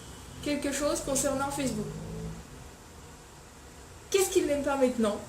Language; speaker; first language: French; non-native, fluent; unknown